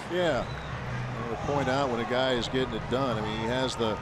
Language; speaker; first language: English; native; English